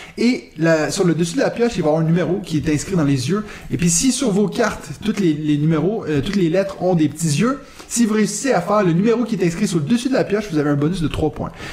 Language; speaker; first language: French; non-native, local second language; German